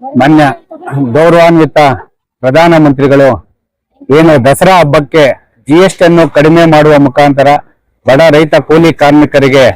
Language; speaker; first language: Kannada; native; Kannada